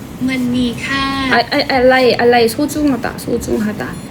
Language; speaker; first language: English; non-native, learner; Korean